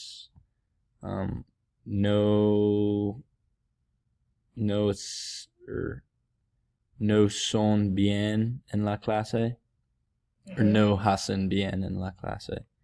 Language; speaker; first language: Spanish; non-native, learner; English